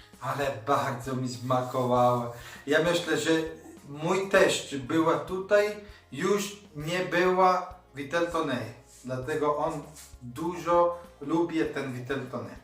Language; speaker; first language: Polish; non-native, learner; Italian